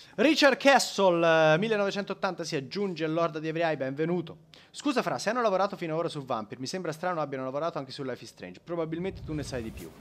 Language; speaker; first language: Italian; native; Italian